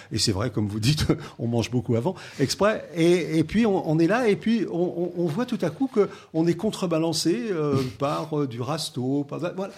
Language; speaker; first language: French; native; French